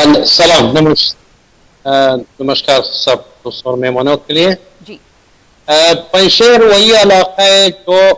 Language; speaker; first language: Hindi; non-native, learner; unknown